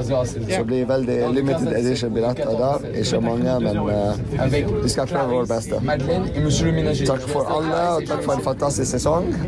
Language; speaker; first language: Norwegian; non-native, fluent; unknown